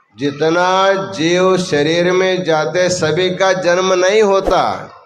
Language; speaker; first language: Hindi; non-native, local second language; Marathi